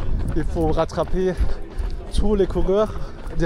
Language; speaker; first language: French; non-native, fluent; German